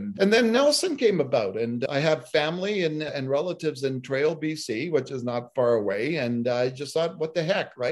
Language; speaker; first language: English; early bilingual, other home language; Italian